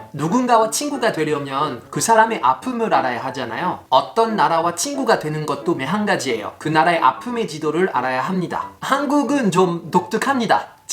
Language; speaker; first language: Korean; non-native, fluent; French